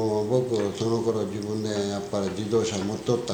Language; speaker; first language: Japanese; native; Japanese